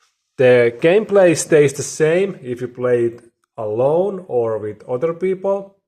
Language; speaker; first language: English; non-native, fluent; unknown